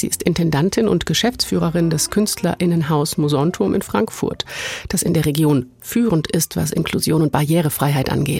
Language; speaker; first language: German; native; German